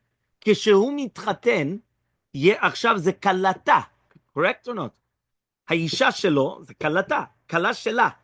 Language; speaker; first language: Hebrew; non-native, fluent; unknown